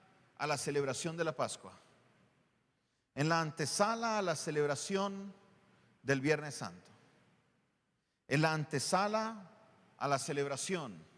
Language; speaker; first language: Spanish; native; Spanish